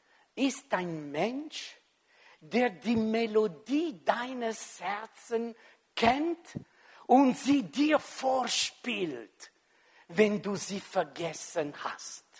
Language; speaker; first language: German; non-native, fluent; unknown